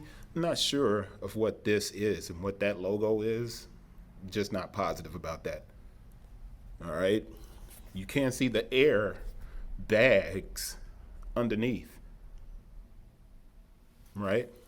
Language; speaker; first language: English; native; English